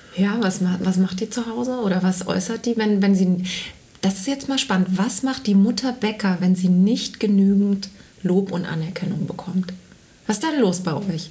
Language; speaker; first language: German; native; German